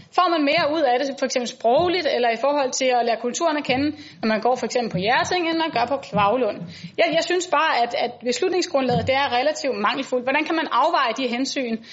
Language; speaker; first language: Danish; native; Danish